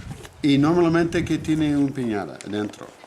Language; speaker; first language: Spanish; non-native, learner; English